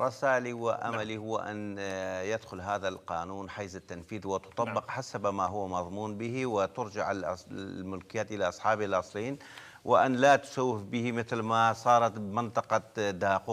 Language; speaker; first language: Arabic; non-native, local second language; Kurdish